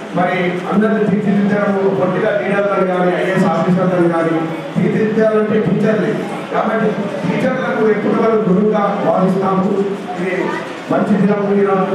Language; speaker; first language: Telugu; native; Telugu